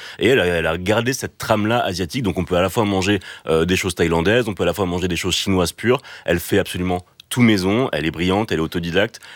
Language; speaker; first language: French; native; French